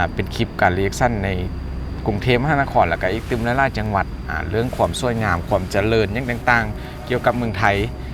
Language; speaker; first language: Thai; native; Thai